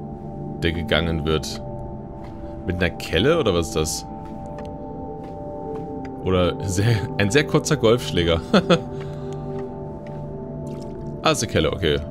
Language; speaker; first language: German; native; German